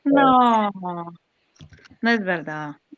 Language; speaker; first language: Spanish; non-native, learner; Polish